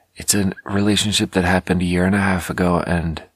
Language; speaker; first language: English; non-native, fluent; Swedish